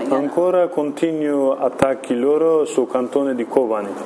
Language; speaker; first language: Italian; non-native, learner; Kurdish